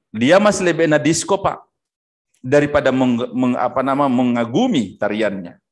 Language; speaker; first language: Indonesian; native; Indonesian